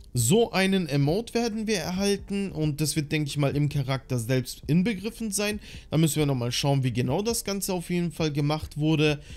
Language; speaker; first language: German; native; German